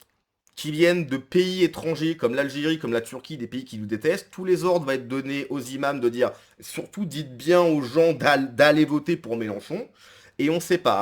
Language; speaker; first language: French; native; French